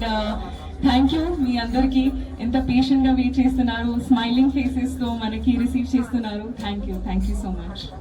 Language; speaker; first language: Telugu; non-native, learner; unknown